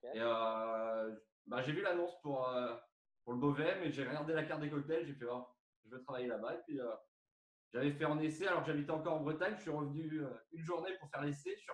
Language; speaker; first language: French; native; French